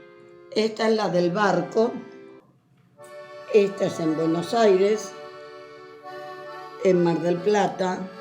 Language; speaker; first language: Spanish; early bilingual, other home language; Italian